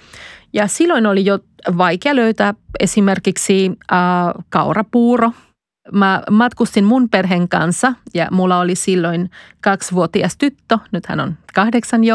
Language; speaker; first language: Finnish; non-native, fluent; Spanish